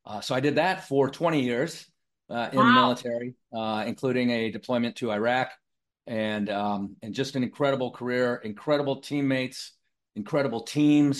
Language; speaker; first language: English; native; English